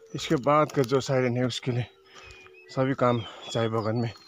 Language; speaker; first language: Hindi; non-native, local second language; Nepali